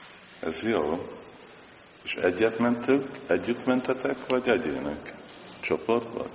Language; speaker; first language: Hungarian; non-native, fluent; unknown